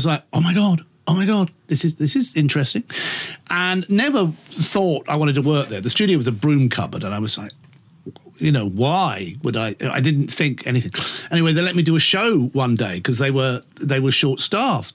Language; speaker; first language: English; native; English